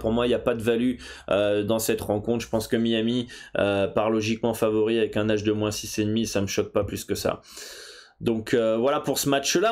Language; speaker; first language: French; native; French